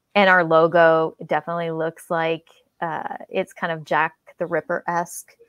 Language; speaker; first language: English; native; English